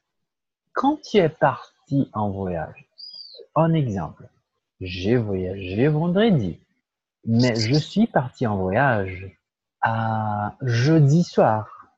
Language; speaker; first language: French; non-native, learner; Portuguese